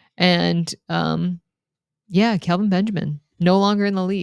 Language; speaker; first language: English; native; English